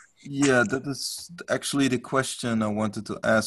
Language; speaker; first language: English; non-native, fluent; Dutch